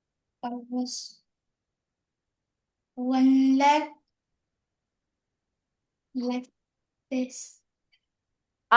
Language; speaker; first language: English; non-native, learner; Vietnamese